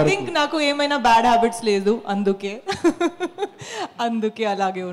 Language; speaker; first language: Telugu; non-native, fluent; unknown